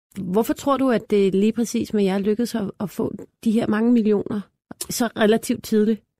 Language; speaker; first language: Danish; native; Danish